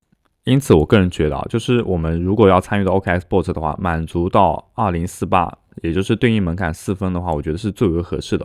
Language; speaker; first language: Chinese; native; Chinese